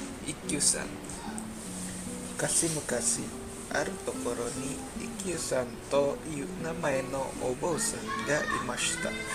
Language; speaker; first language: Japanese; non-native, learner; Indonesian